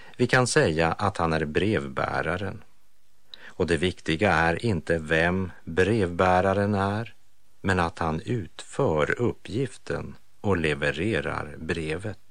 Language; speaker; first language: Swedish; native; Swedish